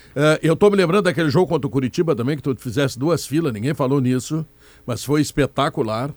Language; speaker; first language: Portuguese; native; Portuguese